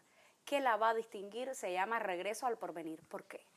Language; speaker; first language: Spanish; native; Spanish